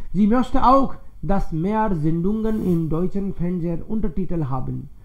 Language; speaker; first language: German; non-native, fluent; Hindi